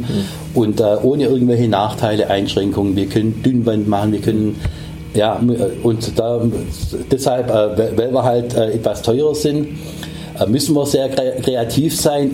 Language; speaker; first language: German; native; German